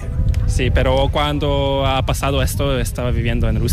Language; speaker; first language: Spanish; non-native, fluent; Korean